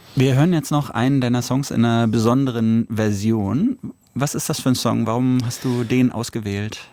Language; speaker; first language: German; native; German